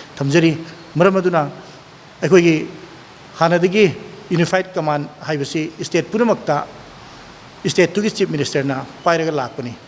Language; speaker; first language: Manipuri; native; Manipuri